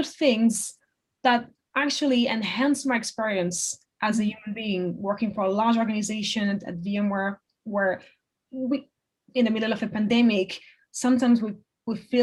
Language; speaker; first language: English; non-native, fluent; French